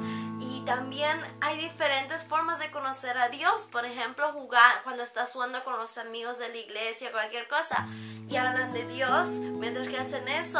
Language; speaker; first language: Spanish; early bilingual, heritage; Spanish